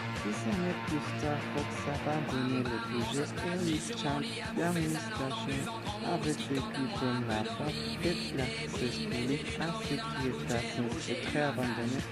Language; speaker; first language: French; non-native, learner; Spanish